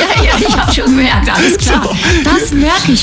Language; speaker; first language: German; native; German